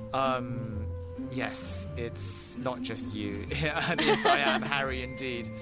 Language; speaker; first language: English; early bilingual, heritage; English